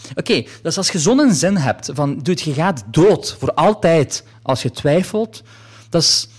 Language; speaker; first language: Dutch; early bilingual, other home language; Polish